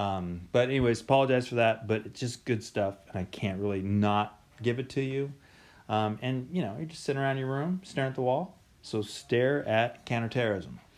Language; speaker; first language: English; native; English